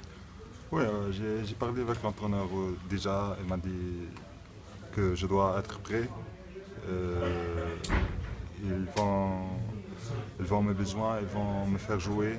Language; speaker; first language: French; non-native, local second language; Arabic